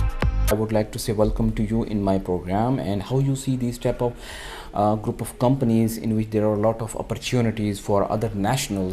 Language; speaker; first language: English; non-native, fluent; Urdu